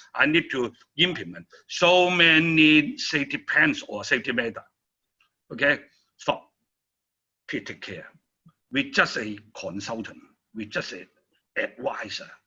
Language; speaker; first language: English; non-native, learner; Chinese